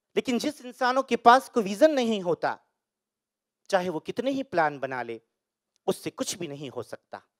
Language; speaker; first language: Hindi; native; Hindi